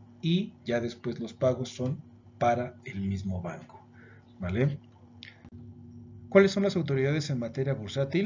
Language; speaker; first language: Spanish; native; Spanish